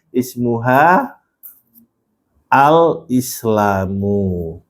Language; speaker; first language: Arabic; non-native, fluent; Indonesian